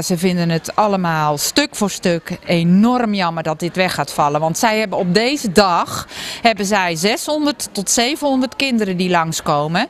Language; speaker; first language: Dutch; native; Dutch